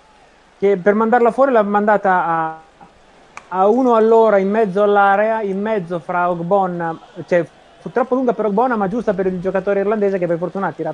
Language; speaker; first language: Italian; native; Italian